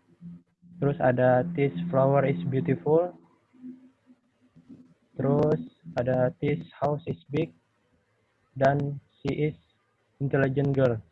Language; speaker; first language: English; non-native, learner; Indonesian